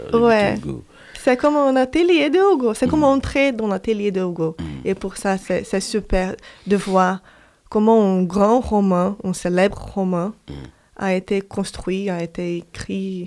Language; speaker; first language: French; non-native, fluent; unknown